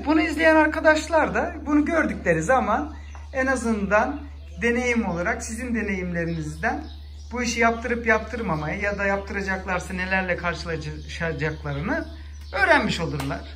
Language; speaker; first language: Turkish; native; Turkish